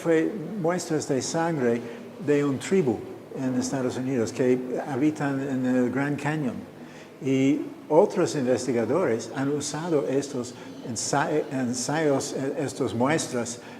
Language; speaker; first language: Spanish; non-native, fluent; English